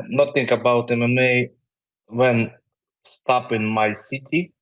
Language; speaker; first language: English; non-native, learner; Ukrainian